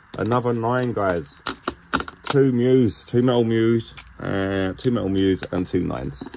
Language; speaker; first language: English; native; English